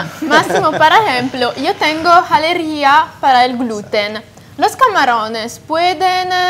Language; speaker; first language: Spanish; non-native, fluent; Italian